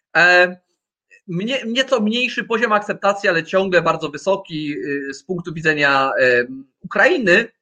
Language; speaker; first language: Polish; native; Polish